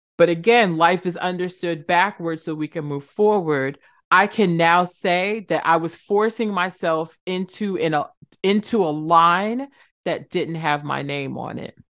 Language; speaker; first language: English; native; English